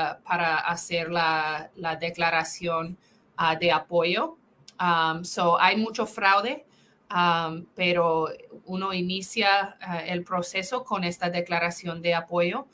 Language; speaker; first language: Spanish; non-native, fluent; English